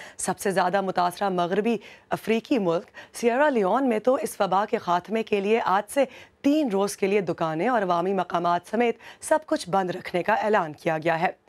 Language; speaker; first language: Urdu; native; Urdu